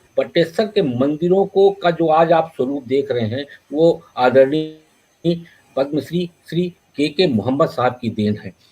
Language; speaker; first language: Hindi; native; Hindi